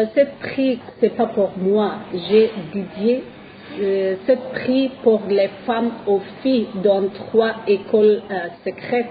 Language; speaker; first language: French; non-native, learner; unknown